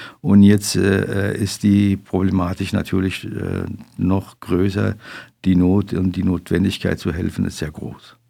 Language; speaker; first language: German; non-native, fluent; Persian